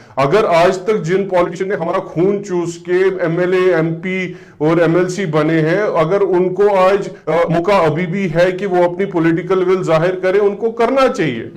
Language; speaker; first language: Urdu; non-native, local second language; Kashmiri